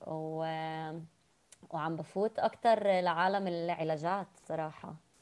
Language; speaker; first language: Arabic; native; Arabic